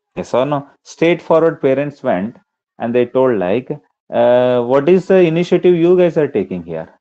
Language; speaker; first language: English; non-native, local second language; Kannada